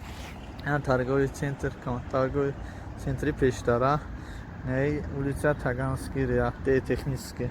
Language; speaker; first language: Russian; non-native, learner; Tajik